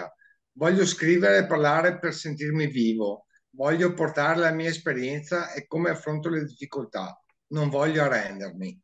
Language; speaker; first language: Italian; native; Italian